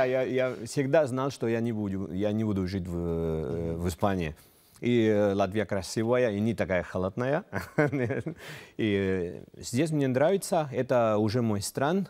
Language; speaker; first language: Russian; non-native, learner; Spanish